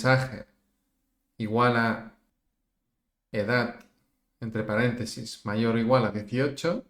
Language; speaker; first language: Spanish; native; Spanish